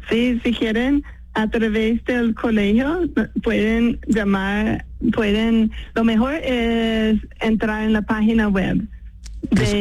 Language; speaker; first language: Spanish; non-native, fluent; English